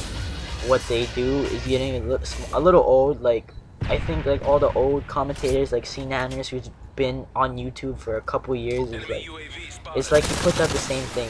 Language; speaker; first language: English; native; English